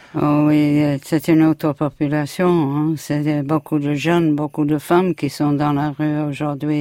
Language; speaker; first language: French; non-native, fluent; English